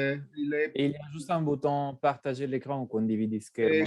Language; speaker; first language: French; non-native, fluent; Italian